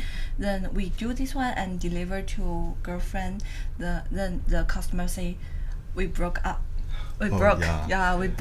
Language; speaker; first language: English; non-native, learner; Chinese